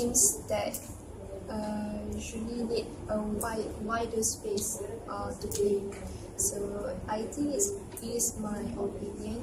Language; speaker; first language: English; non-native, local second language; Malay